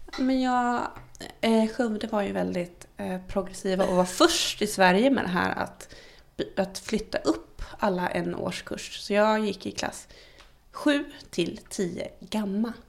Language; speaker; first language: Swedish; native; Swedish